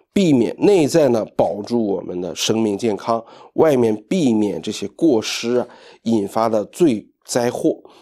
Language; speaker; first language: Chinese; native; Chinese